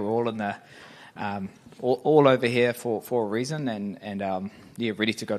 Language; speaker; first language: English; native; English